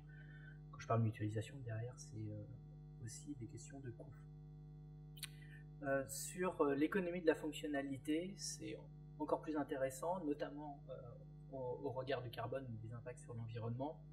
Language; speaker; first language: French; native; French